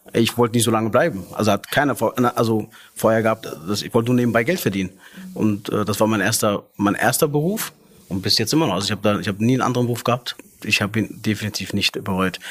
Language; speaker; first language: German; early bilingual, other home language; Arabic